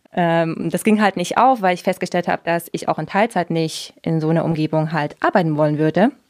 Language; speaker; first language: German; native; German